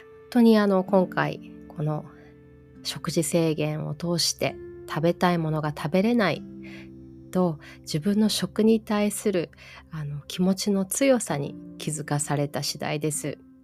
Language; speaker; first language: Japanese; early bilingual, heritage; Japanese